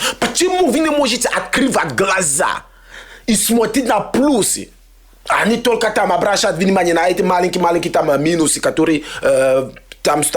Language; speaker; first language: Russian; non-native, fluent; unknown